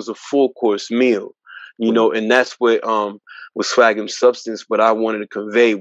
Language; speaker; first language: English; native; English